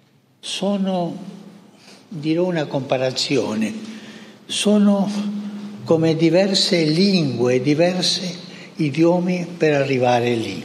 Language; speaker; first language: Italian; non-native, fluent; Spanish